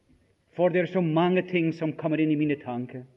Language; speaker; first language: Norwegian; non-native, fluent; English